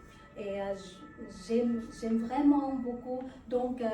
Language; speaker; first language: French; non-native, learner; Vietnamese